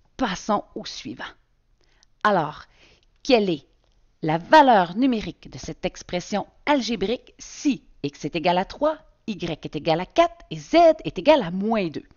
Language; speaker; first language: French; native; French